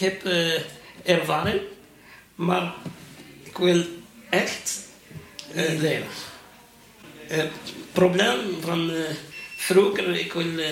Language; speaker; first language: Dutch; non-native, learner; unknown